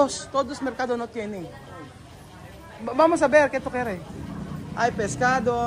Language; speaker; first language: Spanish; non-native, learner; Filipino